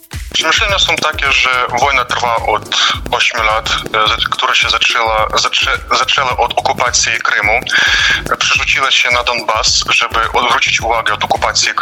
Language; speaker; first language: Polish; non-native, fluent; Ukrainian